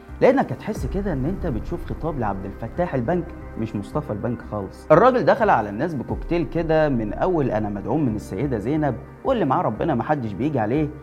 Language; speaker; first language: Arabic; native; Arabic